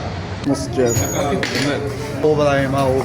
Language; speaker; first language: Arabic; native; Arabic